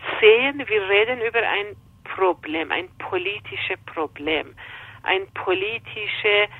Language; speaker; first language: German; non-native, fluent; Persian